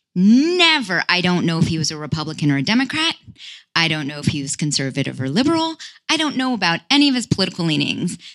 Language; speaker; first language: English; native; English